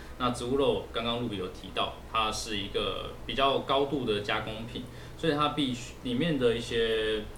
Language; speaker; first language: Chinese; native; Chinese